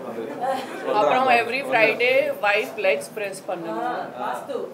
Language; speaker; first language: Tamil; non-native, local second language; Gujarati